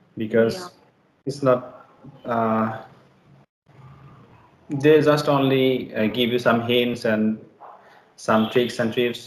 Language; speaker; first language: English; non-native, learner; Bangla